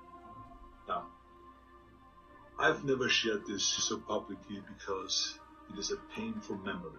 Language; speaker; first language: English; non-native, fluent; German